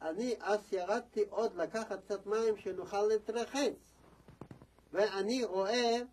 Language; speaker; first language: Hebrew; non-native, fluent; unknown